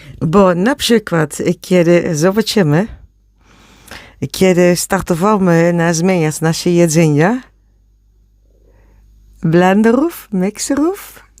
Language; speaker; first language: Polish; non-native, learner; Dutch